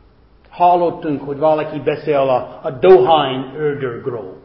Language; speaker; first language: Hungarian; non-native, fluent; English